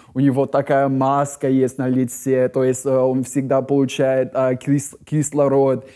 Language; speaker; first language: Russian; non-native, fluent; English